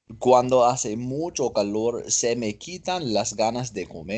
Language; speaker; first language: Spanish; non-native, learner; English